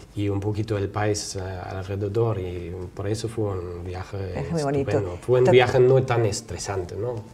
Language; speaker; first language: Spanish; non-native, fluent; German